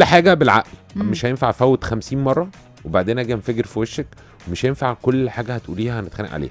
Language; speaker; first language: Arabic; native; Arabic